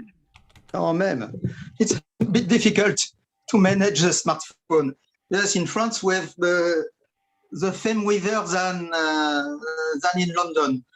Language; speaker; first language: English; non-native, fluent; French